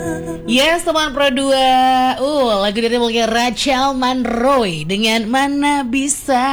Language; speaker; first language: Indonesian; native; Indonesian